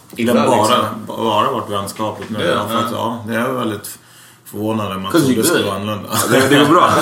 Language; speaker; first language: Swedish; early bilingual, other home language; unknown